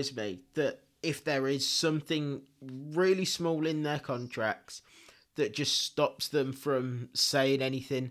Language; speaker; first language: English; native; English